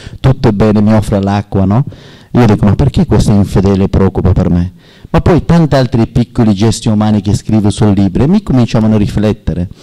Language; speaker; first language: Italian; non-native, learner; Persian